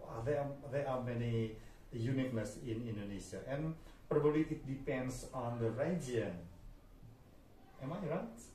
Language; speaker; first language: English; non-native, fluent; Indonesian